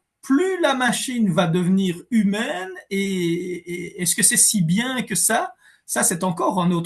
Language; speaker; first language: French; native; French